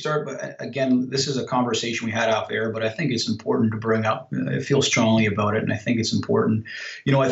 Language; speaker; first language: English; native; English